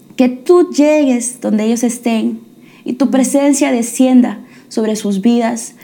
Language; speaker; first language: Spanish; early bilingual, heritage; Spanish